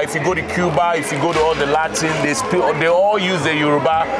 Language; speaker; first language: English; non-native, local second language; Akan